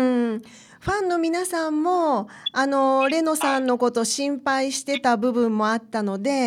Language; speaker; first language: Japanese; native; Japanese